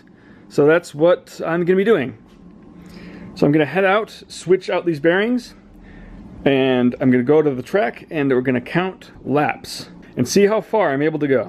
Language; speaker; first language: English; native; English